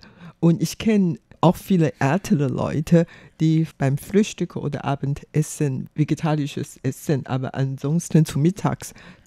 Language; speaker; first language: German; non-native, fluent; Chinese